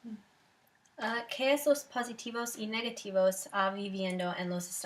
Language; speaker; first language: Spanish; non-native, learner; English